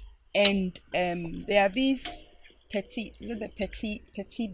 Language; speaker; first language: English; non-native, local second language; Ga